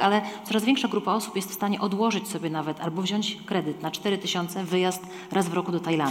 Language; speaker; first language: Polish; native; Polish